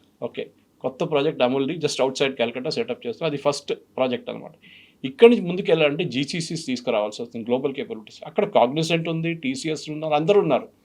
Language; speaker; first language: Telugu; non-native, fluent; Malayalam